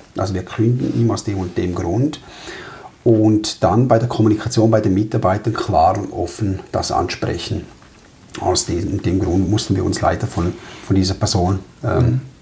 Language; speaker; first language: German; early bilingual, other home language; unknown